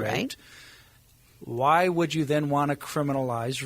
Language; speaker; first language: English; native; English